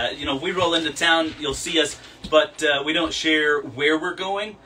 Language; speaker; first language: English; native; English